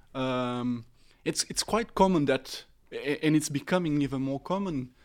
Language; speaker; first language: English; non-native, fluent; Portuguese